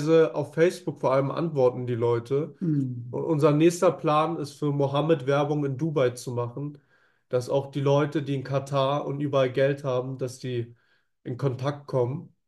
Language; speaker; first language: German; native; German